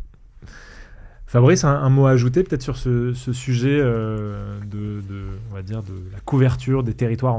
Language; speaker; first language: French; native; French